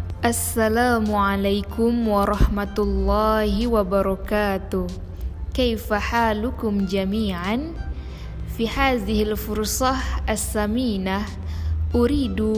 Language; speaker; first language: Arabic; non-native, learner; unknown